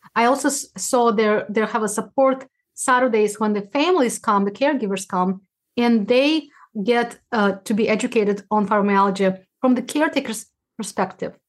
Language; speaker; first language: English; non-native, fluent; Uzbek